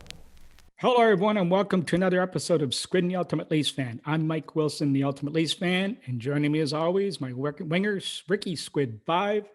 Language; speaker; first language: English; native; English